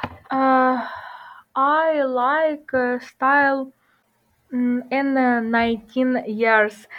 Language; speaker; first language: English; non-native, learner; Ukrainian